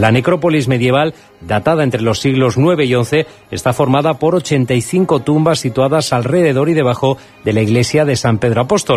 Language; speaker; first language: Spanish; native; Spanish